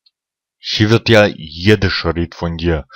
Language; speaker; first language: German; non-native, fluent; Russian